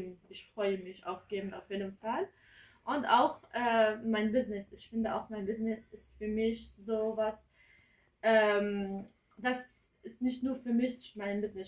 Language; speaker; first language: German; early bilingual, other home language; Kurdish